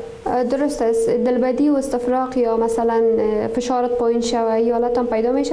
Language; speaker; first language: Persian; native; Persian